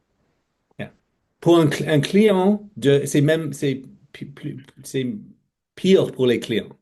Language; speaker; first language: French; non-native, fluent; English